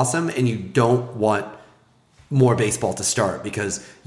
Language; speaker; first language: English; native; English